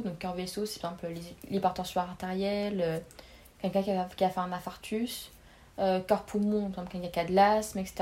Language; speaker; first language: French; native; French